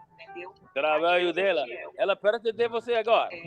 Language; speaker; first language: Portuguese; non-native, learner; English